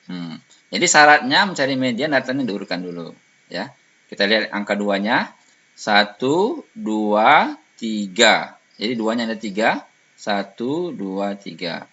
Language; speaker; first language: Indonesian; native; Indonesian